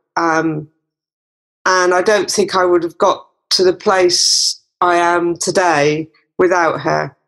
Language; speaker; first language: English; native; English